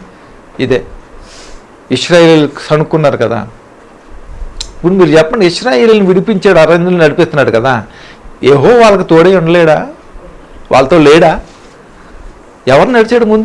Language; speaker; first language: Telugu; native; Telugu